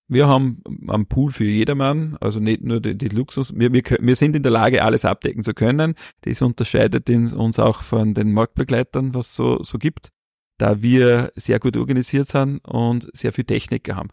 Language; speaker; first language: German; native; German